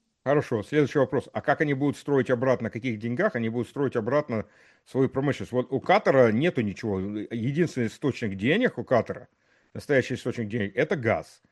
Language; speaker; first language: Russian; early bilingual, heritage; Russian